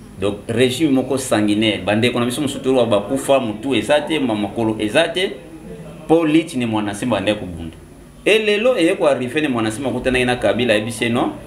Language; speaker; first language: Lingala; non-native, local second language; Kongo